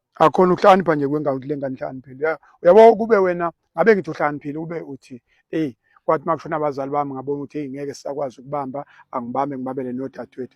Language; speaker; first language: Zulu; native; Zulu